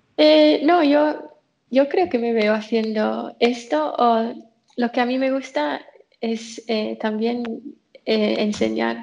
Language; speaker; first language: Spanish; non-native, fluent; English